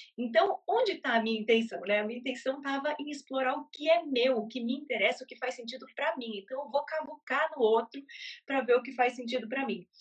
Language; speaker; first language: Portuguese; native; Portuguese